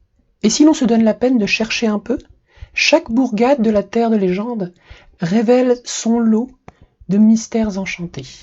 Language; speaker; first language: French; native; French